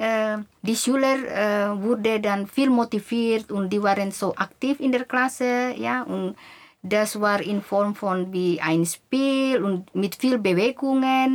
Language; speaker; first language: German; non-native, fluent; Indonesian